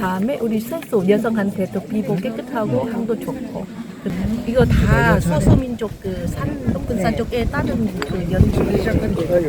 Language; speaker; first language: Korean; non-native, fluent; Vietnamese